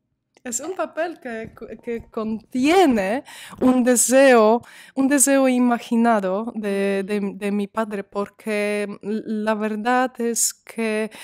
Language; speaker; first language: Spanish; non-native, fluent; Polish